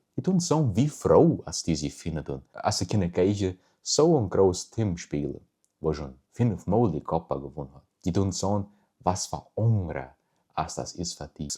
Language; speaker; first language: German; early bilingual, heritage; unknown